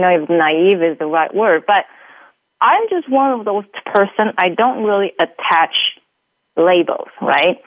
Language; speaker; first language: English; native; English